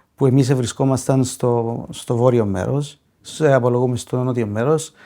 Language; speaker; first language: Greek; non-native, local second language; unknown